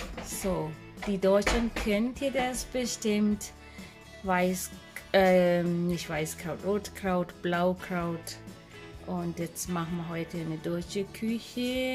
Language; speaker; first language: German; non-native, fluent; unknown